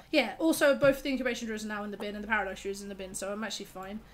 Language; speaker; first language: English; native; English